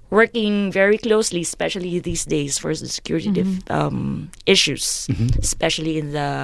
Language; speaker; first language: English; non-native, local second language; Filipino